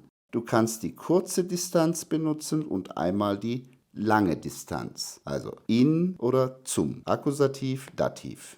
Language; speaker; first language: German; non-native, fluent; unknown